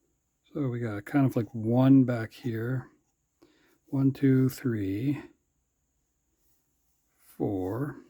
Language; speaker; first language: English; native; English